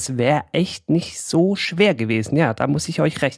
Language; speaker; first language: German; native; German